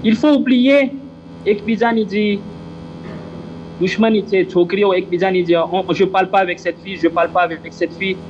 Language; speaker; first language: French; non-native, local second language; Gujarati